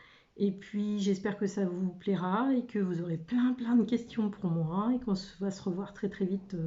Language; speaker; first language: French; native; French